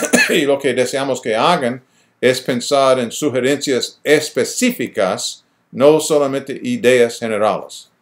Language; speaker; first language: Spanish; non-native, fluent; English